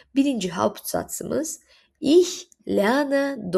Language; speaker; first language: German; non-native, fluent; Azerbaijani